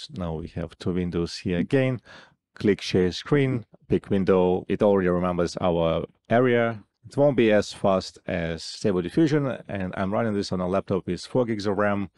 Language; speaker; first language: English; non-native, fluent; Russian